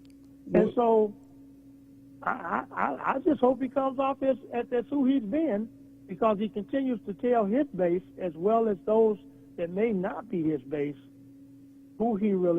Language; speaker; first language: English; native; English